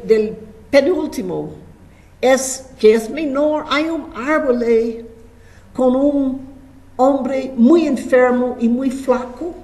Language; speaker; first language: Spanish; non-native, fluent; English